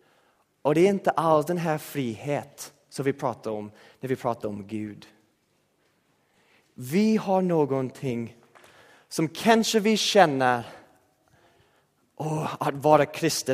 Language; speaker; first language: Swedish; non-native, fluent; English